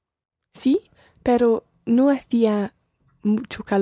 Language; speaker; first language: Spanish; non-native, learner; English